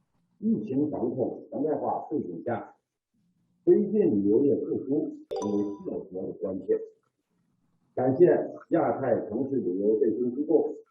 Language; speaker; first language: Chinese; native; Chinese